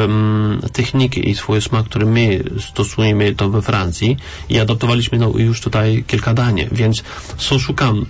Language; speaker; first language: Polish; non-native, learner; French